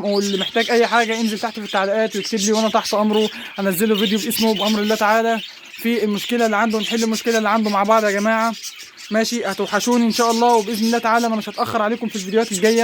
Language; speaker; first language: Arabic; native; Arabic